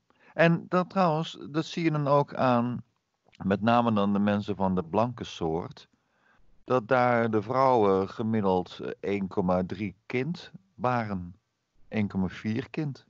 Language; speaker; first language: Dutch; native; Dutch